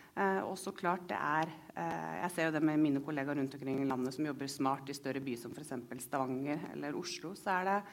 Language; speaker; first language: Norwegian; native; Norwegian